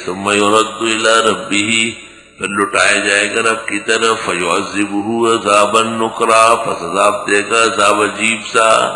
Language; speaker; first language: Urdu; non-native, local second language; Pashto